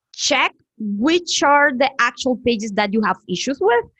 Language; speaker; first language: English; non-native, fluent; Spanish